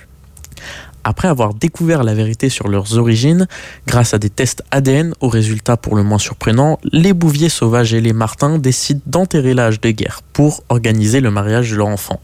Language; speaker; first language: French; native; French